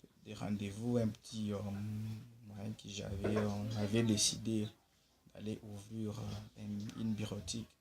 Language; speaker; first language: French; non-native, local second language; Swahili